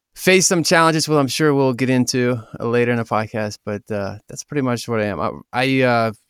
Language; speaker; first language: English; early bilingual, other home language; Russian